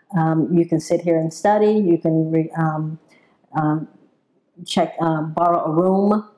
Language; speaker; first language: English; native; English